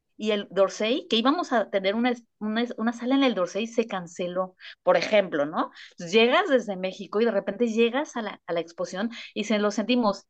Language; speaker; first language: Spanish; native; Spanish